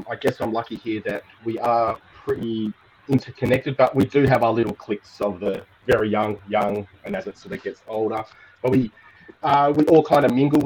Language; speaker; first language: English; native; English